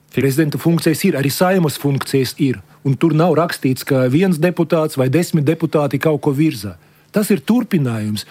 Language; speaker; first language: Latvian; non-native, local second language; Russian